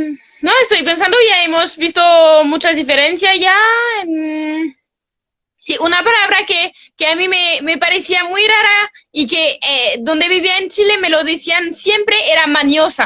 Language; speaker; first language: Spanish; non-native, fluent; French